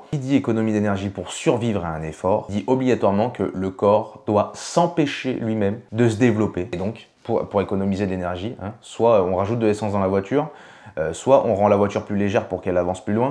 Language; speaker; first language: French; native; French